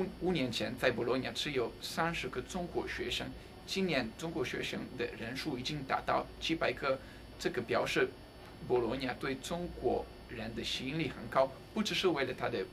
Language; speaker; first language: Chinese; non-native, fluent; Italian